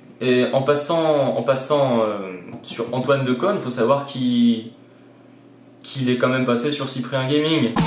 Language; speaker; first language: French; native; French